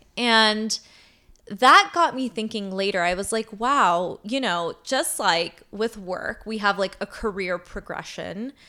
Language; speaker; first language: English; native; English